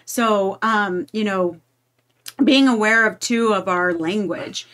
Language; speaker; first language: English; native; English